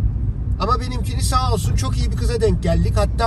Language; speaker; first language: Turkish; native; Turkish